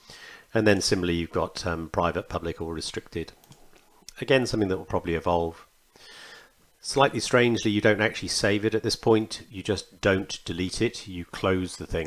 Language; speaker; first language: English; native; English